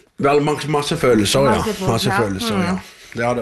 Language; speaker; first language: Norwegian; native; Norwegian